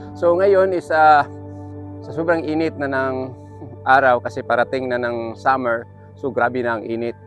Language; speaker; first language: Filipino; non-native, local second language; Cebuano